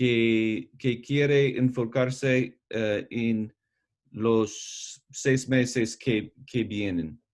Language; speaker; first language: Spanish; non-native, learner; English